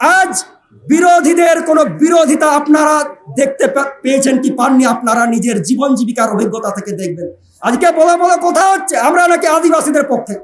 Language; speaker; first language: Bangla; non-native, local second language; Santali